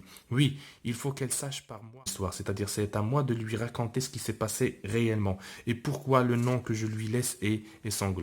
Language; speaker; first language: French; non-native, local second language; Arabic